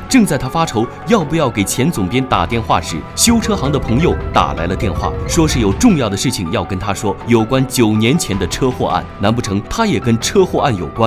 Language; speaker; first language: Chinese; native; Chinese